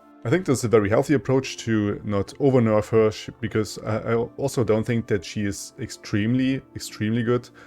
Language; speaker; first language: English; non-native, fluent; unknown